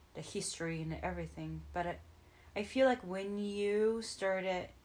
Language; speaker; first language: English; non-native, fluent; Japanese